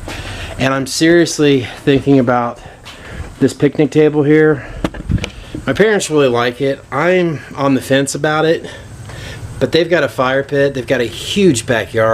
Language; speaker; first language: English; native; English